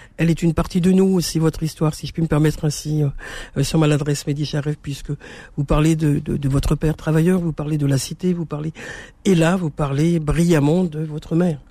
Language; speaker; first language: French; native; French